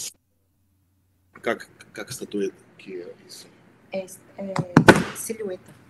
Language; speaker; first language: Portuguese; non-native, learner; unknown